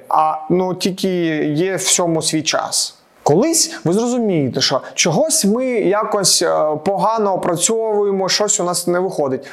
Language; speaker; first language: Ukrainian; non-native, local second language; Russian